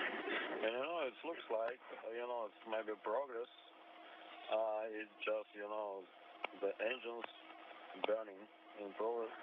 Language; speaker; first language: English; non-native, fluent; Russian